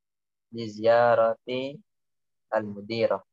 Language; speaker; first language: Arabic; non-native, fluent; Indonesian